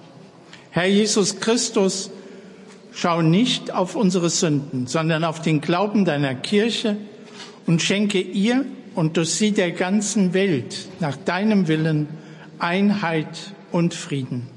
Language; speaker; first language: German; native; German